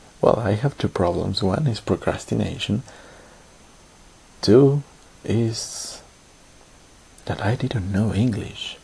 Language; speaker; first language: English; non-native, learner; Spanish